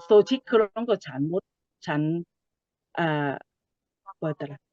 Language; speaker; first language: Korean; non-native, learner; Thai